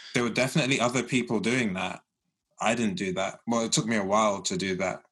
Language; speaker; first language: English; early bilingual, other home language; Yoruba